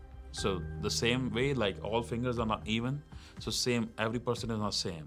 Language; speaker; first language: English; non-native, local second language; Punjabi